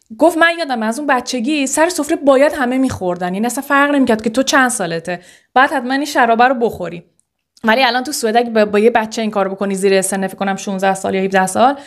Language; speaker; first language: Persian; native; Persian